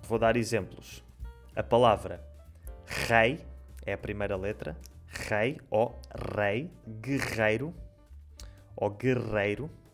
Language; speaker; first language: Portuguese; native; Portuguese